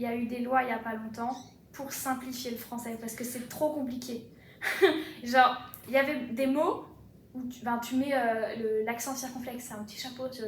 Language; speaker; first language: French; native; French